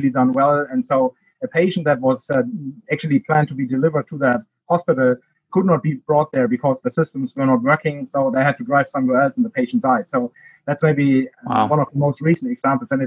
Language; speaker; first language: English; non-native, fluent; German